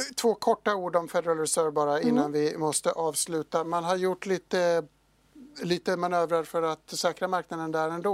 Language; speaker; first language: Swedish; native; Swedish